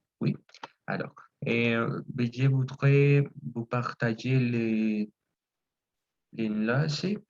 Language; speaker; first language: French; non-native, fluent; Spanish